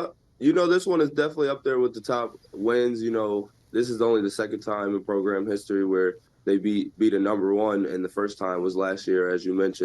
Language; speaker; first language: English; native; English